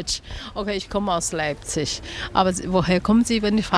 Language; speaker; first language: German; non-native, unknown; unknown